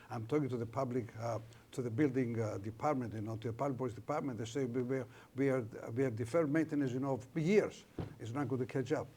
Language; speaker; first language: English; non-native, fluent; Greek